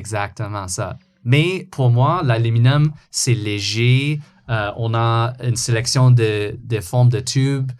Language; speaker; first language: French; non-native, fluent; English